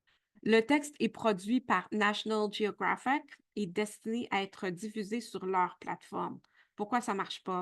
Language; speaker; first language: French; native; French